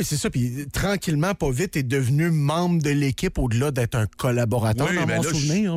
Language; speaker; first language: French; native; French